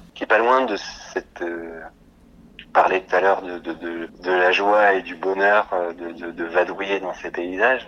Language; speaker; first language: French; native; French